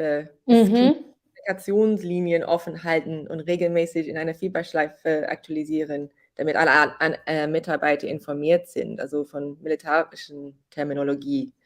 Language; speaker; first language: German; non-native, fluent; English